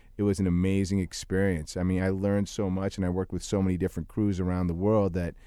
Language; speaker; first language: English; early bilingual, other home language; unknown